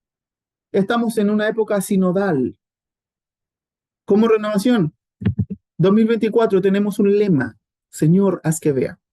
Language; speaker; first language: Spanish; native; Spanish